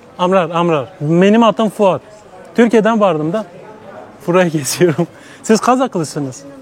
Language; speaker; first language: Turkish; native; Turkish